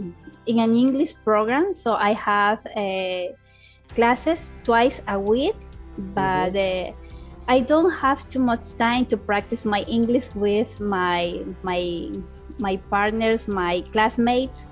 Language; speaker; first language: English; non-native, learner; Spanish